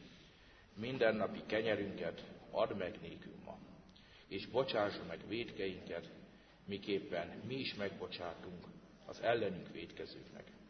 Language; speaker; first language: Hungarian; native; Hungarian